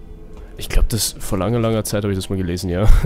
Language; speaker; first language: German; native; German